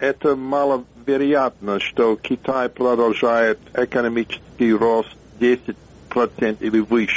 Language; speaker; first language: Russian; non-native, fluent; English